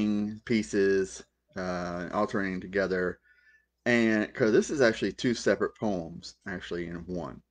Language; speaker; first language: English; native; English